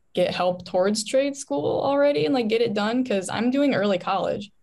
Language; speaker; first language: English; native; English